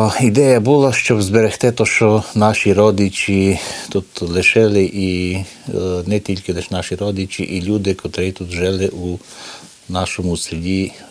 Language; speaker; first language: Ukrainian; early bilingual, heritage; Ukrainian